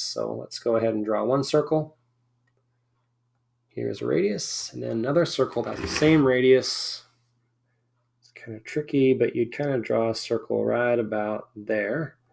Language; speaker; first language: English; native; English